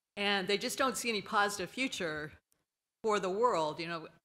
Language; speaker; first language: English; native; English